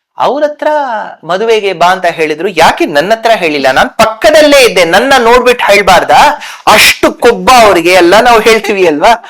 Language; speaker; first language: Kannada; non-native, local second language; Tamil